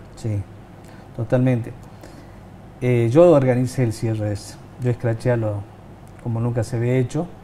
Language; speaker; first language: Spanish; native; Spanish